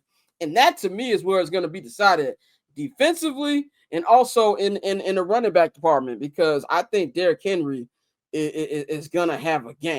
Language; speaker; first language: English; native; English